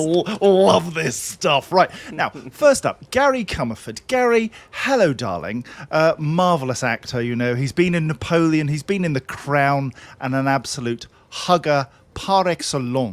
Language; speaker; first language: English; native; English